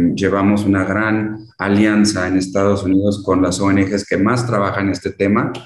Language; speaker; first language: Spanish; early bilingual, heritage; Spanish